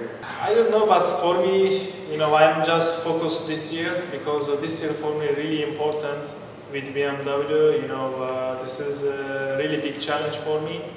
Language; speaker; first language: English; non-native, learner; Turkish